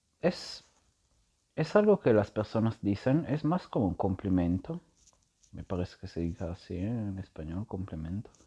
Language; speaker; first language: Spanish; non-native, learner; Italian